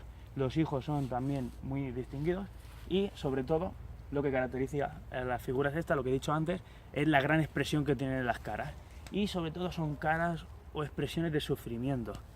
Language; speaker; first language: Spanish; native; Spanish